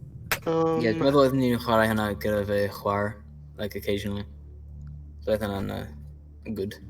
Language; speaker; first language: Welsh; non-native, local second language; English